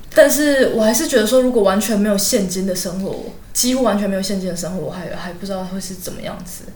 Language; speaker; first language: Chinese; native; Chinese